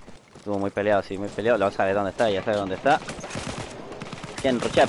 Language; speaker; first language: Spanish; native; Spanish